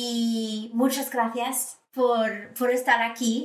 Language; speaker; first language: Spanish; non-native, fluent; English